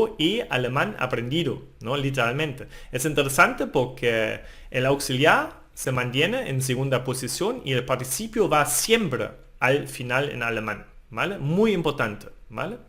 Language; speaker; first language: Spanish; non-native, fluent; German